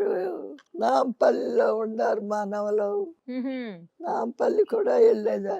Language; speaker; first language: Telugu; native; Telugu